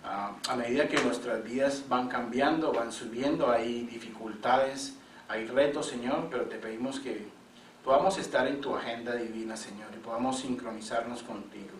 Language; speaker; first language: Spanish; native; Spanish